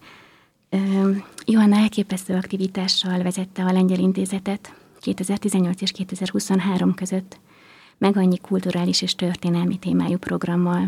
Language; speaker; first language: Hungarian; native; Hungarian